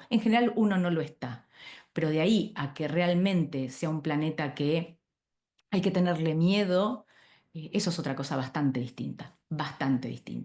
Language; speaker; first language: Spanish; native; Spanish